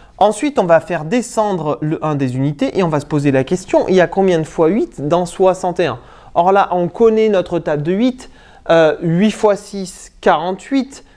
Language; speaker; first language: French; native; French